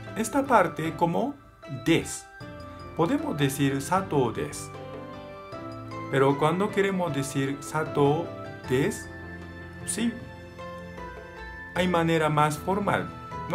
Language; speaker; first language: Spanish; non-native, learner; Japanese